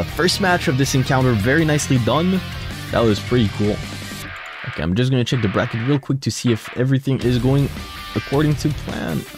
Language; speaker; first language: English; non-native, fluent; French